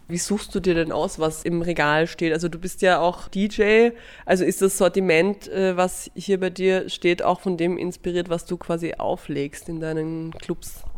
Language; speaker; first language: German; native; German